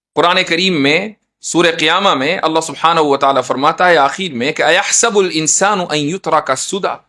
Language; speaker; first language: Urdu; native; Urdu